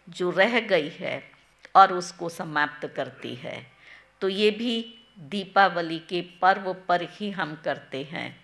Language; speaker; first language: Hindi; non-native, local second language; Gujarati